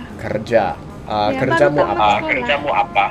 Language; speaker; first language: Indonesian; non-native, learner; English